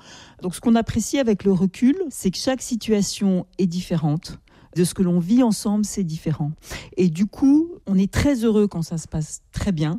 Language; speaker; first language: French; native; French